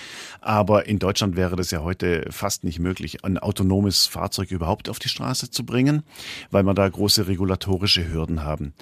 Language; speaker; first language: German; native; German